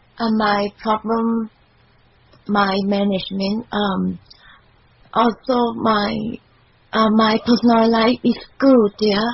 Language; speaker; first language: English; non-native, learner; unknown